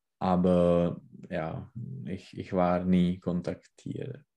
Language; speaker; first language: German; non-native, learner; Czech